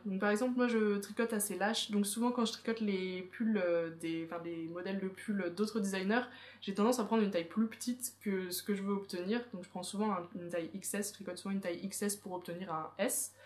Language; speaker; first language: French; native; French